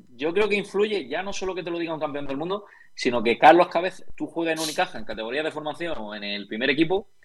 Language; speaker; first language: Spanish; native; Spanish